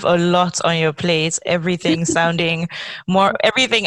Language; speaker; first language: English; non-native, local second language; Yoruba